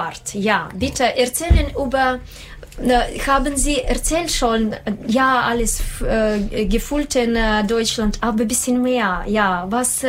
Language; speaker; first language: German; non-native, learner; Russian